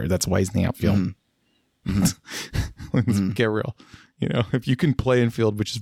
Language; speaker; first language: English; native; English